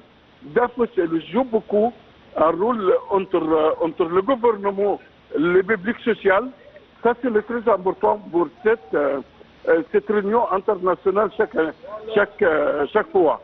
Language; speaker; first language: French; non-native, fluent; Arabic